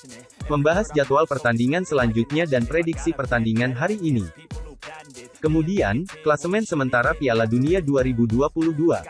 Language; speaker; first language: Indonesian; native; Indonesian